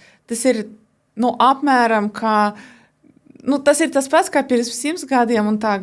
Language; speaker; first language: Latvian; non-native, local second language; Russian